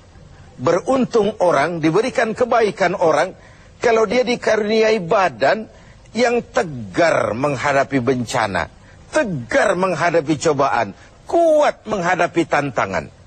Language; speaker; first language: Malay; native; Malay